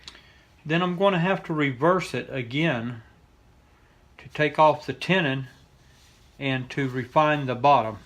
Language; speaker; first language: English; native; English